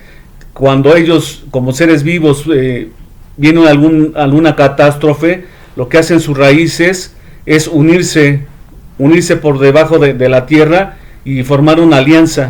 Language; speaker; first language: Spanish; native; Spanish